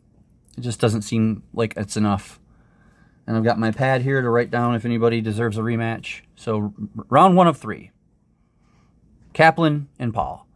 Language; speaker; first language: English; native; English